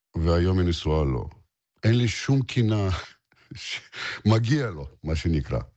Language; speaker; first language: Hebrew; non-native, fluent; Russian